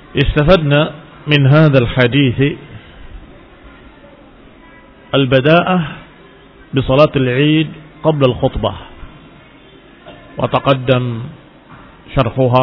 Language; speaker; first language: Arabic; non-native, fluent; Indonesian